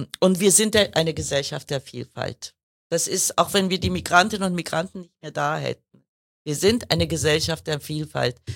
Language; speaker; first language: German; early bilingual, other home language; Kurdish